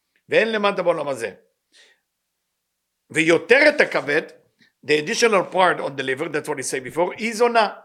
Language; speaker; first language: English; non-native, fluent; Hebrew